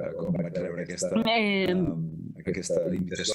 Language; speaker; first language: Catalan; native; Catalan